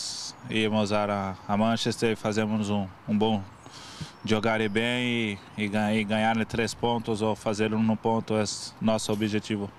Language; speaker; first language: Italian; non-native, learner; Portuguese